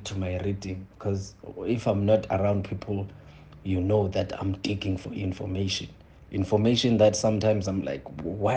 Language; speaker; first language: English; non-native, local second language; Xhosa